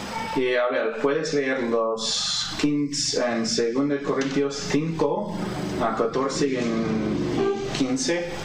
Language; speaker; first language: Spanish; non-native, fluent; English